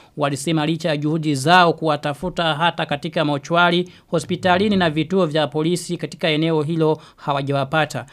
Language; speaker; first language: Swahili; non-native, local second language; Rundi